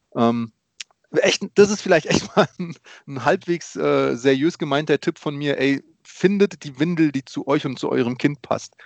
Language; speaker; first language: German; early bilingual, other home language; Polish